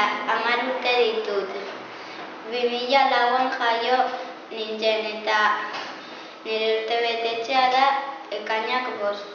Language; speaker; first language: Basque; non-native, local second language; Spanish